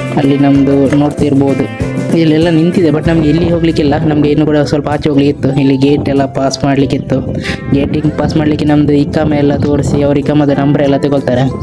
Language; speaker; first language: Kannada; non-native, local second language; Tulu